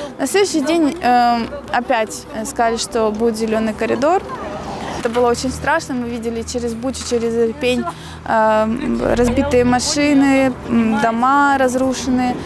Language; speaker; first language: Russian; native; Russian